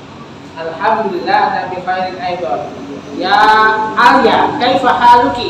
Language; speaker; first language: Arabic; non-native, fluent; Indonesian